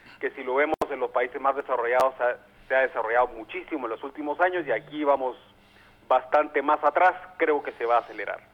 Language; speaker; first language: Spanish; native; Spanish